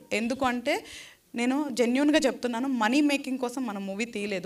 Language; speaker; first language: Telugu; native; Telugu